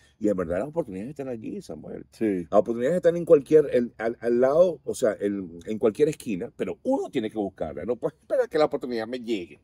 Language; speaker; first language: Spanish; native; Spanish